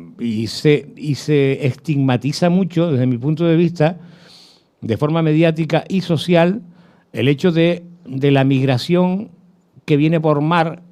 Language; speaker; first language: Spanish; native; Spanish